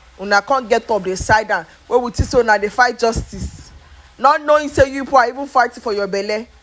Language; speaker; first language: Nigerian Pidgin; non-native, local second language; Yoruba